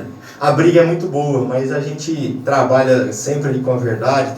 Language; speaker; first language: Portuguese; native; Portuguese